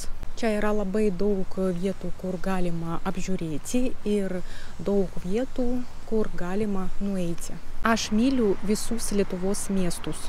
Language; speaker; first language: Lithuanian; non-native, learner; Russian